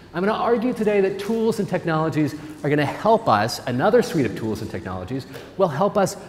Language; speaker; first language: English; native; English